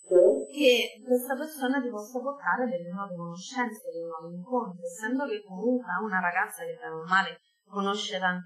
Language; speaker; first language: Italian; native; Italian